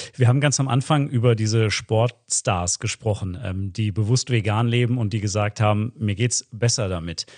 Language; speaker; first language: German; native; German